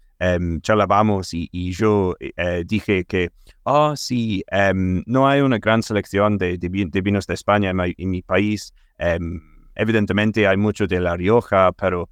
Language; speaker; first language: Spanish; non-native, fluent; English